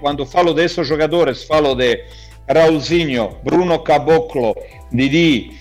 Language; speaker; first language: Portuguese; non-native, learner; Croatian